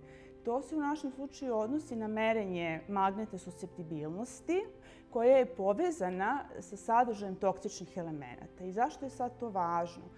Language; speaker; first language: Serbian; native; Serbian